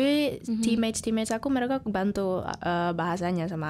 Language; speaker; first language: Indonesian; early bilingual, heritage; Indonesian